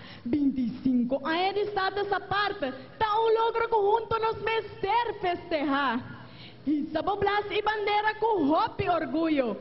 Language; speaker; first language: Spanish; non-native, local second language; Papiamento